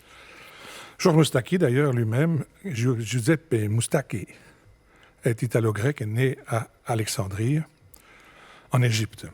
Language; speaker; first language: French; native; French